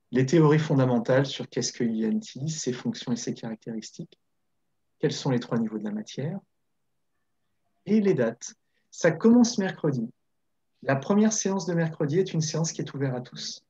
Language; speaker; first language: French; native; French